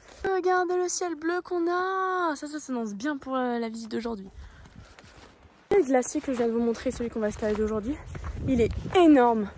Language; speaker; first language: French; native; French